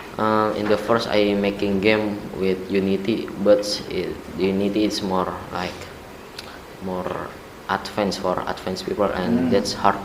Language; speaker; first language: English; non-native, learner; Indonesian